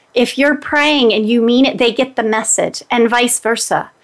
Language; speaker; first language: English; native; English